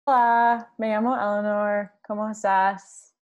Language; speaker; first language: Spanish; non-native, learner; English